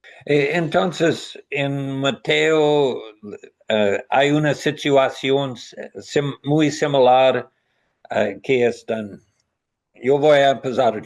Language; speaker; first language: Spanish; non-native, learner; English